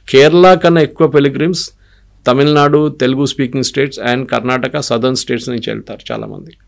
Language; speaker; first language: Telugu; non-native, local second language; Malayalam